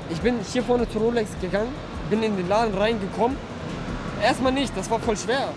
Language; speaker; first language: German; early bilingual, other home language; Russian